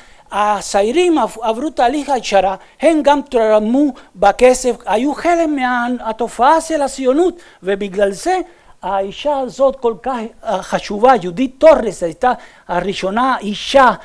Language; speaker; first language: Hebrew; non-native, fluent; Spanish